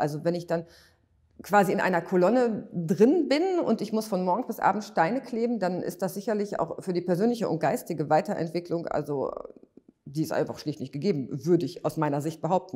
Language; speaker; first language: German; native; German